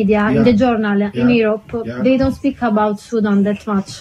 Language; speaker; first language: English; non-native, learner; Italian